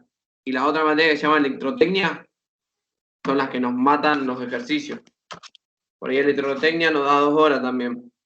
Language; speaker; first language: Spanish; native; Spanish